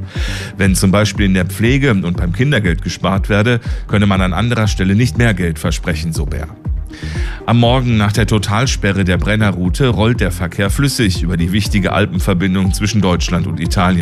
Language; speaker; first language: German; native; German